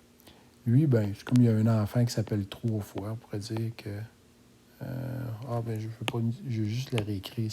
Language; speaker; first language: French; native; French